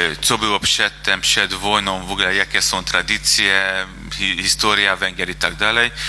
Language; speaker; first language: Polish; non-native, fluent; Hungarian